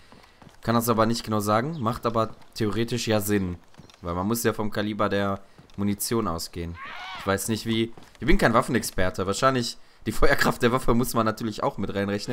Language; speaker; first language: German; native; German